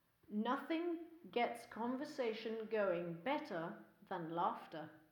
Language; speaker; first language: English; native; English